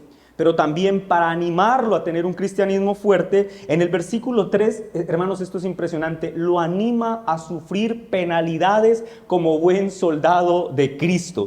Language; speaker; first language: Spanish; native; Spanish